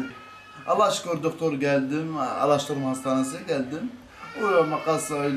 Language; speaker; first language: Turkish; non-native, learner; Arabic